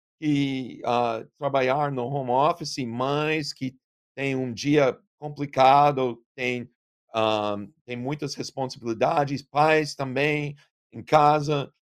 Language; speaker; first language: Portuguese; non-native, learner; English